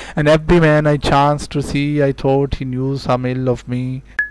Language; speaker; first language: English; non-native, local second language; Urdu